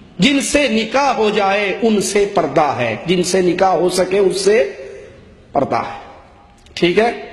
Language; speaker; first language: Urdu; non-native, local second language; Punjabi